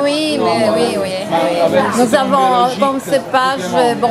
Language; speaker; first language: French; non-native, learner; Italian